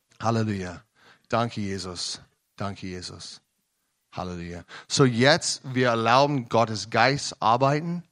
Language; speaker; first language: German; non-native, learner; English